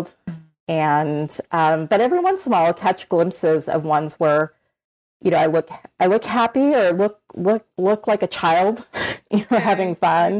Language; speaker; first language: English; native; English